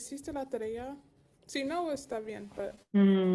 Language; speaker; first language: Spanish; early bilingual, heritage; Spanish